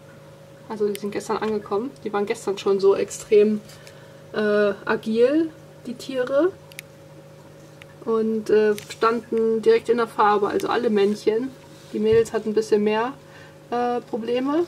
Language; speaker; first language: German; native; German